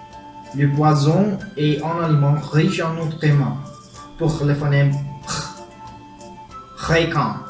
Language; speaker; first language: French; non-native, learner; Spanish